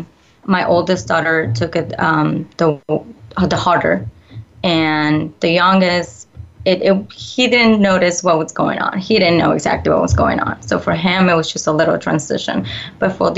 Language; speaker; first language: English; early bilingual, other home language; Spanish